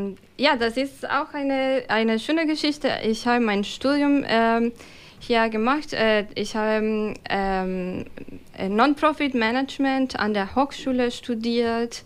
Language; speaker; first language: German; non-native, fluent; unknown